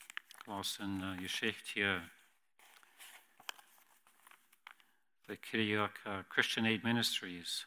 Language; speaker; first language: German; non-native, learner; Plautdietsch